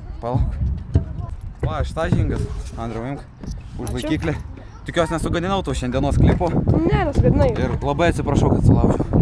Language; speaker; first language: Lithuanian; non-native, local second language; Russian